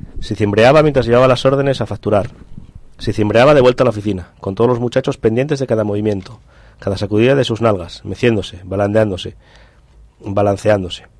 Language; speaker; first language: Spanish; native; Spanish